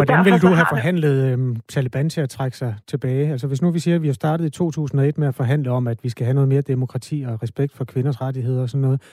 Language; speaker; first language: Danish; native; Danish